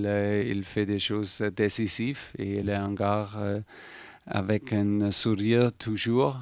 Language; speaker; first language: French; non-native, fluent; German